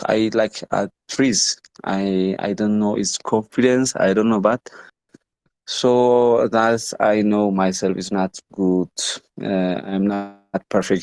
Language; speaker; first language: English; non-native, learner; Amharic